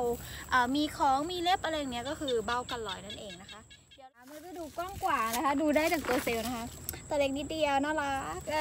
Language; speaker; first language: Thai; native; Thai